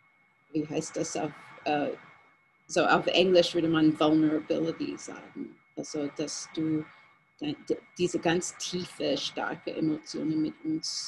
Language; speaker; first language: German; non-native, fluent; English